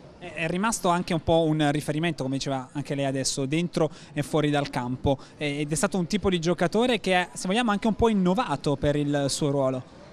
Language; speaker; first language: Italian; native; Italian